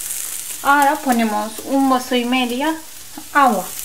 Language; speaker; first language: Spanish; non-native, learner; Turkish